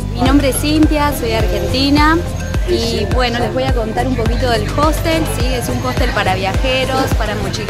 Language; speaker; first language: Spanish; native; Spanish